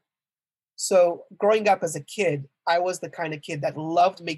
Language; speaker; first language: English; native; English